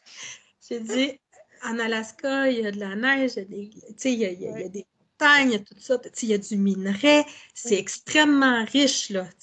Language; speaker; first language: French; native; French